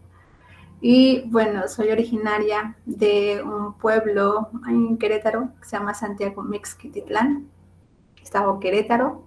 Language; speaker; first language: Spanish; non-native, local second language; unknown